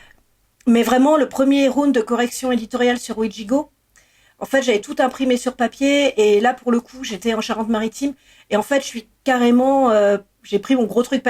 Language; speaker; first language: French; native; French